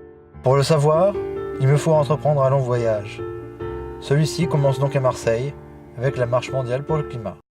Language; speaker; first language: French; native; French